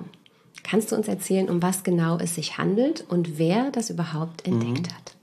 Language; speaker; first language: German; native; German